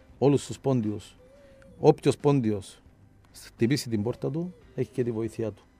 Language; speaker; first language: Greek; native; Greek